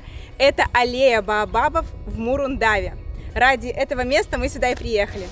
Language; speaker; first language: Russian; native; Russian